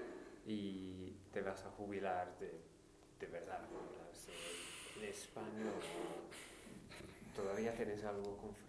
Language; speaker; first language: Spanish; non-native, fluent; English